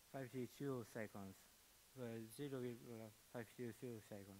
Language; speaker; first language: English; non-native, fluent; Italian